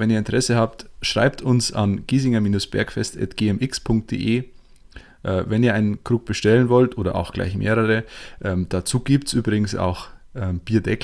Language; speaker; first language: German; native; German